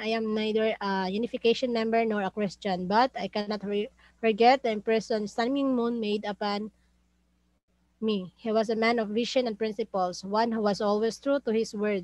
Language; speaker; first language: English; non-native, local second language; Cebuano